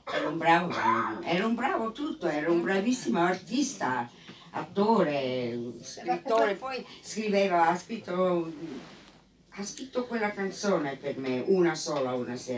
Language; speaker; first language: Italian; non-native, fluent; English